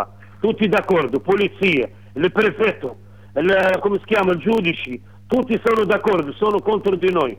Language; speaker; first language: Italian; non-native, learner; Arabic